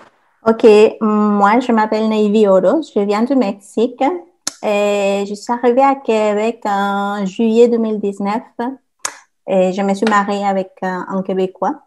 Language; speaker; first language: French; non-native, fluent; Spanish